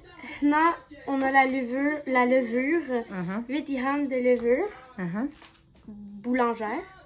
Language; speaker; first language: French; non-native, local second language; Arabic